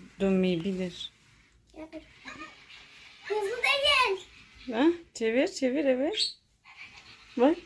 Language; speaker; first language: Turkish; native; Turkish